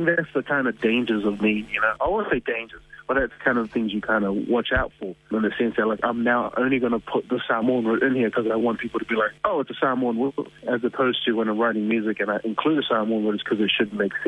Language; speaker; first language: English; native; English